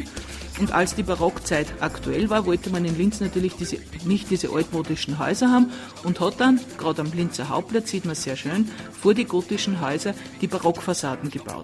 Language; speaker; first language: German; native; German